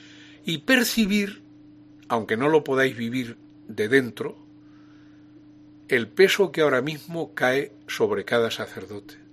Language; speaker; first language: Spanish; native; Spanish